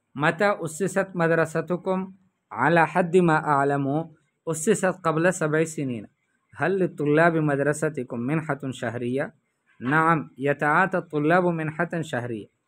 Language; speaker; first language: Urdu; native; Urdu